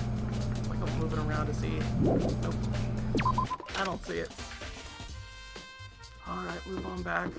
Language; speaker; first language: English; native; English